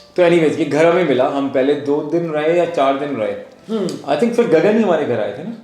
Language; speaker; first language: Hindi; native; Hindi